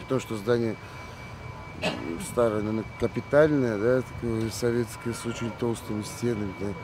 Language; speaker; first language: Russian; non-native, fluent; Armenian